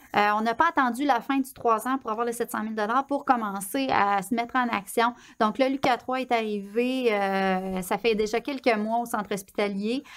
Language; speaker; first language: French; native; French